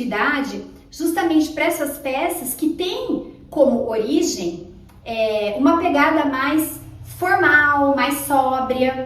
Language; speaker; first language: Portuguese; native; Portuguese